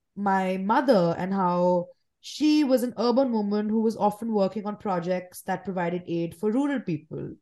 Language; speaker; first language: English; non-native, local second language; Hindi